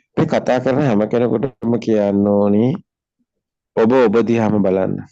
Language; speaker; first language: Sinhala; native; Sinhala